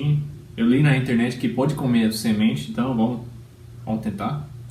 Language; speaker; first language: Portuguese; non-native, fluent; English